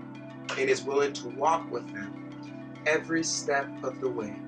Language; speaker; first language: English; native; English